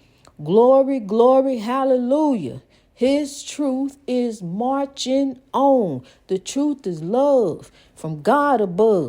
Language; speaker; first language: English; native; English